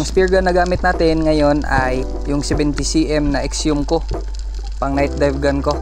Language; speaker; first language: Filipino; non-native, local second language; Cebuano